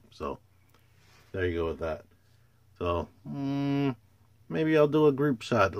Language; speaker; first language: English; native; English